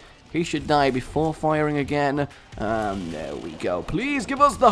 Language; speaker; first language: English; native; English